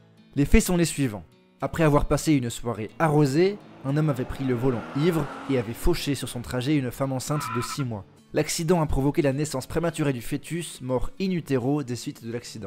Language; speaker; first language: French; native; French